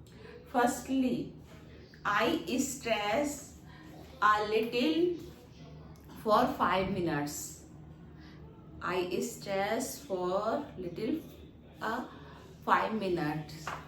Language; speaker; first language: English; non-native, learner; Hindi